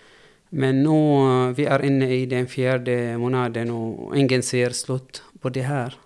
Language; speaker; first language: Swedish; non-native, fluent; Arabic